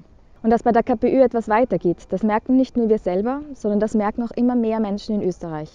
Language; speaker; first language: German; native; German